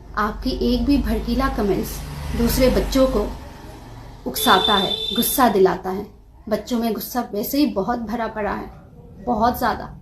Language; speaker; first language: Hindi; non-native, local second language; Kok Borok